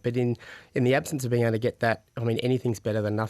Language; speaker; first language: English; native; English